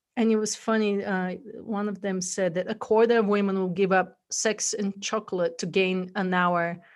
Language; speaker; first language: English; non-native, fluent; Bulgarian